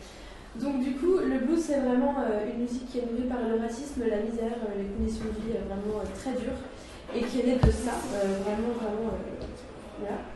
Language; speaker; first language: French; native; French